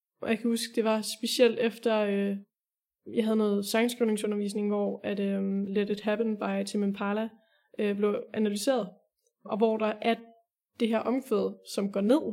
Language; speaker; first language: Danish; native; Danish